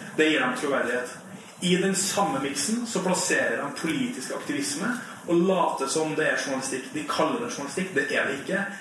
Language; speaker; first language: Norwegian; native; Norwegian